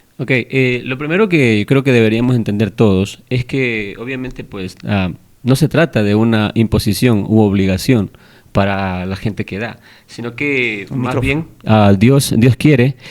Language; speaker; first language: Spanish; native; Spanish